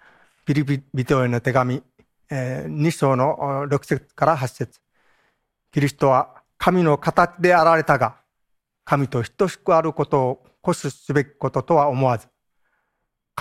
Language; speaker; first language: Japanese; native; Japanese